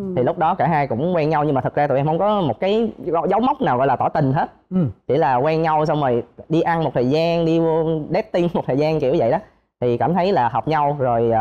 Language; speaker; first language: Vietnamese; non-native, local second language; Cantonese